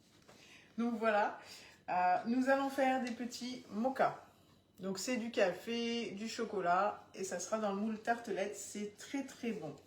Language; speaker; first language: French; native; French